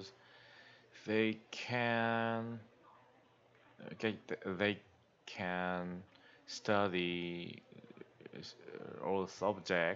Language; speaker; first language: English; non-native, learner; Korean